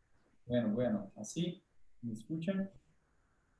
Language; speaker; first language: Spanish; non-native, learner; Portuguese